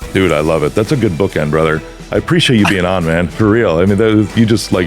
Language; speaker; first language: English; native; English